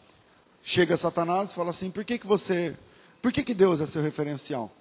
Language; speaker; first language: Portuguese; native; Portuguese